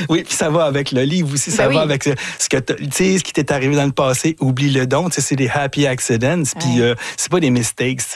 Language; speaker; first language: French; native; French